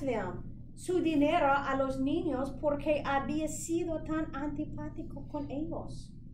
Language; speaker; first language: Spanish; non-native, fluent; English